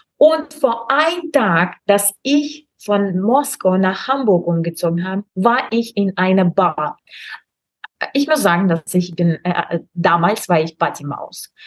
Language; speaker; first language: German; non-native, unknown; Russian